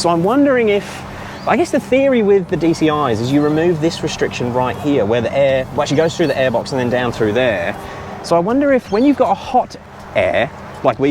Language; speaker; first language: English; native; English